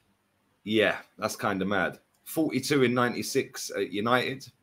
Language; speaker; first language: English; native; English